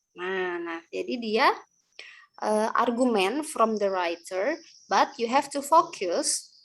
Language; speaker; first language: English; non-native, learner; Indonesian